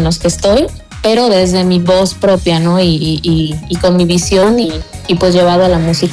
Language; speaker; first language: Spanish; native; Spanish